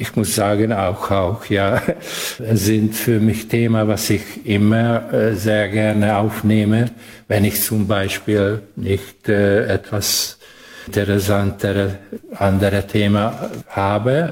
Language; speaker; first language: German; non-native, local second language; Hungarian